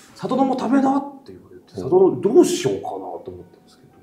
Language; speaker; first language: Japanese; native; Japanese